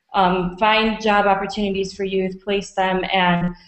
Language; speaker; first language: English; native; English